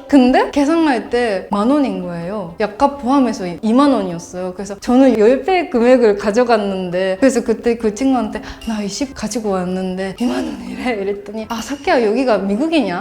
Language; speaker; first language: Korean; non-native, fluent; Japanese